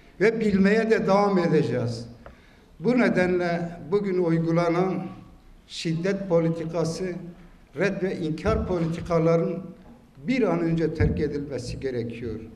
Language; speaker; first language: Turkish; non-native, local second language; Kurdish